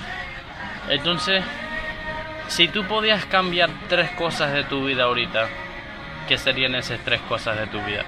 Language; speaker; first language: Spanish; early bilingual, heritage; Spanish